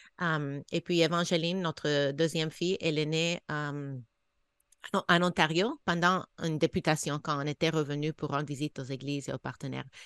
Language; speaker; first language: French; non-native, fluent; English